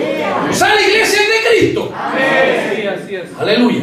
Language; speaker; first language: Spanish; native; Spanish